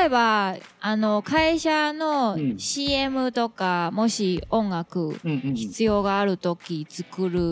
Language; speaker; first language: Japanese; non-native, fluent; Chinese